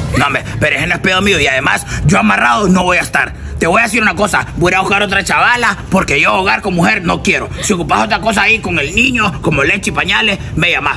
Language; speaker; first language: Spanish; native; Spanish